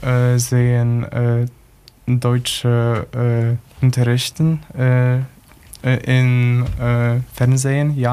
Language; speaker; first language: German; non-native, learner; Polish